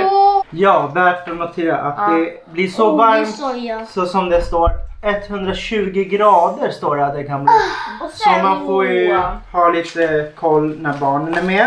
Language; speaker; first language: Swedish; native; Swedish